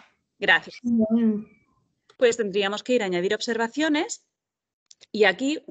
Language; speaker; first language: Spanish; native; Spanish